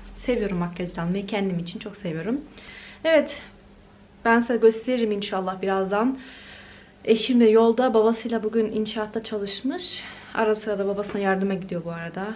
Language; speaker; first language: Turkish; early bilingual, heritage; Turkish